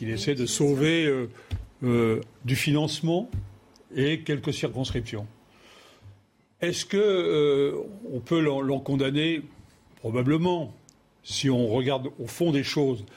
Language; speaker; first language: French; native; French